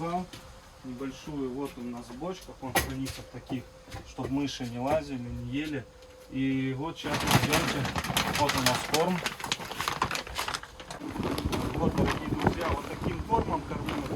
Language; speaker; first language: Russian; native; Russian